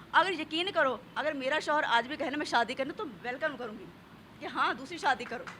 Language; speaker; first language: Hindi; non-native, local second language; Punjabi